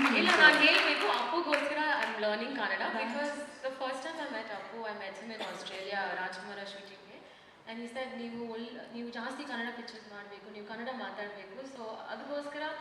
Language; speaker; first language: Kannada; non-native, learner; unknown